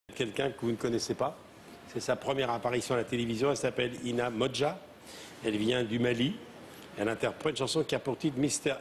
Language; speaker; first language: French; native; French